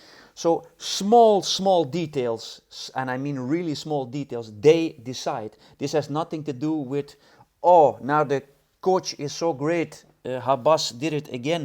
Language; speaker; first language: English; non-native, fluent; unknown